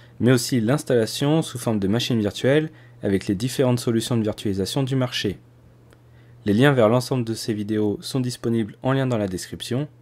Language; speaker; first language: French; native; French